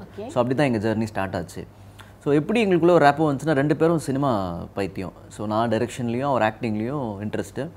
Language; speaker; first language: Tamil; native; Tamil